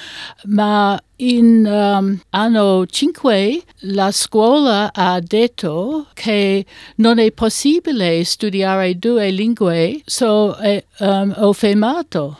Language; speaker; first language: Italian; non-native, learner; English